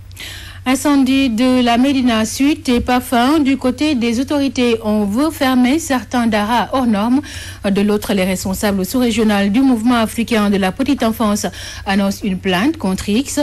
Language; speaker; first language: French; non-native, local second language; Wolof